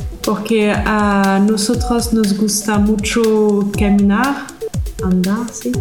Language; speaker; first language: Spanish; non-native, learner; French